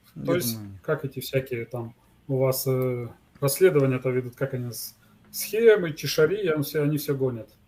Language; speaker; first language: Russian; native; Russian